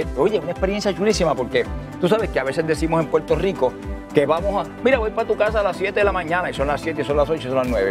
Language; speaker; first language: Spanish; native; Spanish